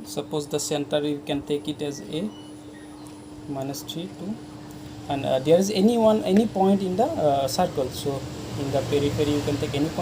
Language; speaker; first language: English; non-native, local second language; Hindi